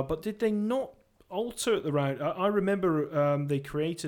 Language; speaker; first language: English; native; English